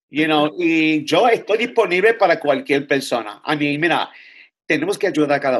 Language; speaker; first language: Spanish; early bilingual, other home language; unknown